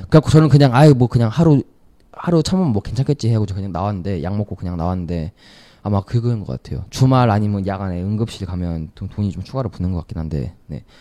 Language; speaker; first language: Korean; native; Korean